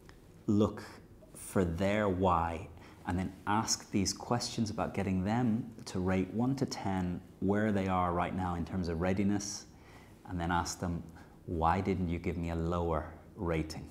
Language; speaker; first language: English; native; English